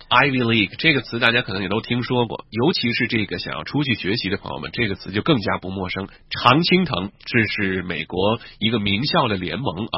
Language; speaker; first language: Chinese; native; Chinese